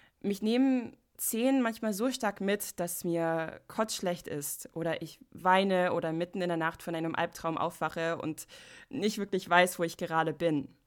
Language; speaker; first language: German; non-native, fluent; English